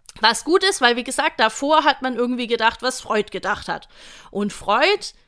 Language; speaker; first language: German; native; German